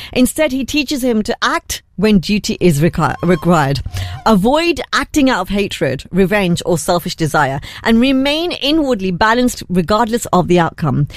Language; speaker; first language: English; early bilingual, other home language; Hindi